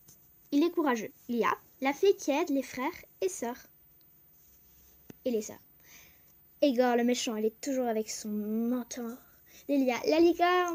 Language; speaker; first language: French; native; French